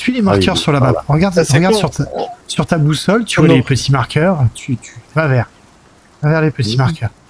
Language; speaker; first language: French; native; French